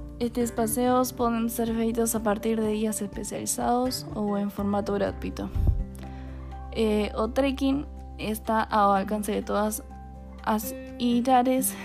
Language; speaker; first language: Spanish; non-native, learner; Portuguese